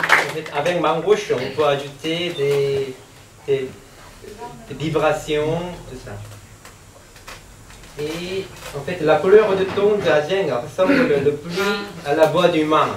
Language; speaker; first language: French; non-native, learner; Korean